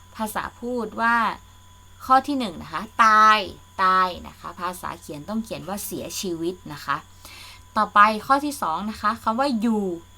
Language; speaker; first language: Thai; native; Thai